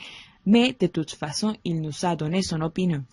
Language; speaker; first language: French; non-native, learner; Spanish